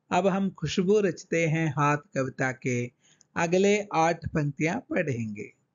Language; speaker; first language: Hindi; non-native, local second language; Telugu